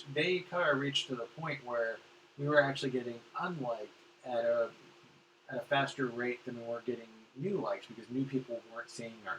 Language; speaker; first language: English; native; English